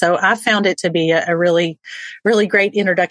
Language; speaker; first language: English; native; English